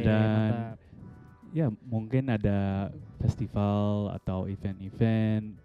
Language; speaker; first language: Indonesian; non-native, fluent; Dutch